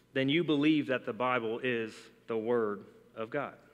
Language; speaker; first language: English; native; English